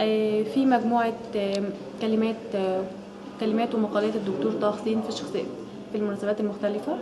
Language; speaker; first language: Arabic; native; Arabic